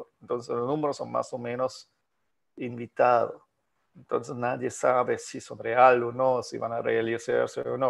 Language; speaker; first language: Spanish; non-native, fluent; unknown